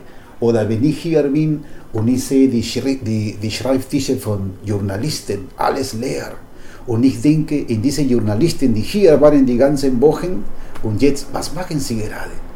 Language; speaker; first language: German; non-native, fluent; Spanish